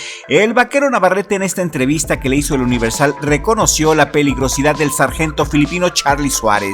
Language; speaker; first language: Spanish; native; Spanish